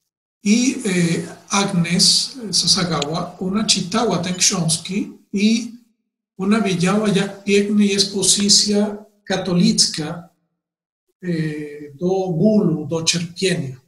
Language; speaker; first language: Polish; non-native, learner; Spanish